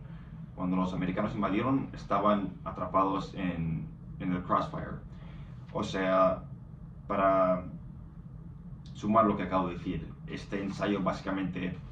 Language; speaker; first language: Spanish; non-native, fluent; English